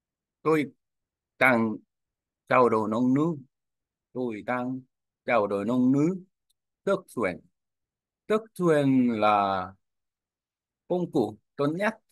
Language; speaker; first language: Vietnamese; non-native, learner; Korean